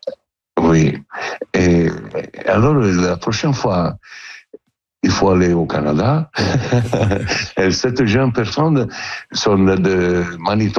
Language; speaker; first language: French; non-native, learner; Italian